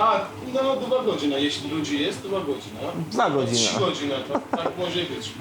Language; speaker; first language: Polish; non-native, learner; Turkish